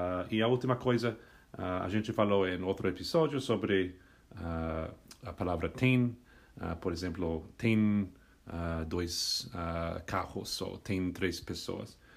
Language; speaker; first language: Portuguese; non-native, fluent; English